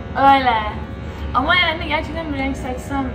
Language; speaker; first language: Turkish; early bilingual, heritage; Turkish